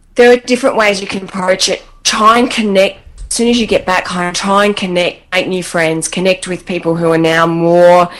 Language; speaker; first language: English; native; English